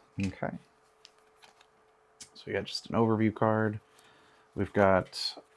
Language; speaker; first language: English; native; English